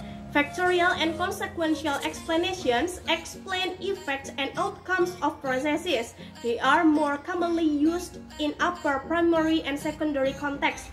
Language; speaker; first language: English; non-native, fluent; Indonesian